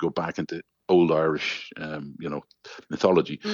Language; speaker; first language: English; native; English